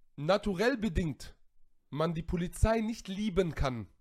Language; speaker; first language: German; native; German